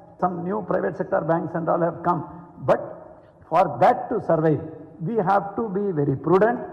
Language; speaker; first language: English; non-native, local second language; Tamil